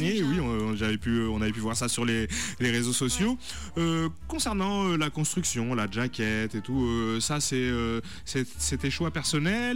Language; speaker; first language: French; native; French